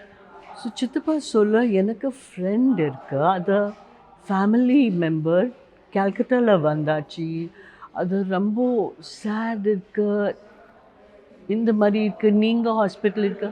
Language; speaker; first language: Tamil; non-native, learner; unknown